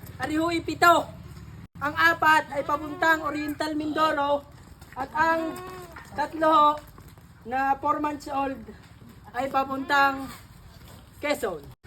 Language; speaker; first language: Filipino; native; Filipino